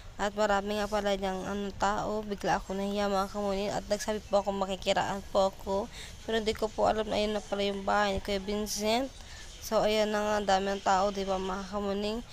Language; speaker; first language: Filipino; native; Filipino